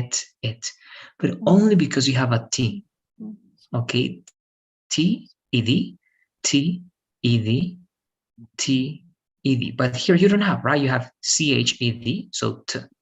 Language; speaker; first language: English; non-native, fluent; Spanish